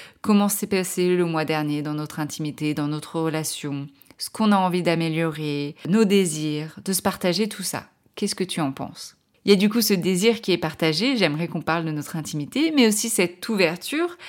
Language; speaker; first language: French; native; French